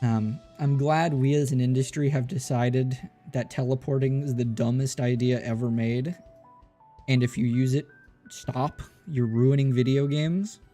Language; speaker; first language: English; native; English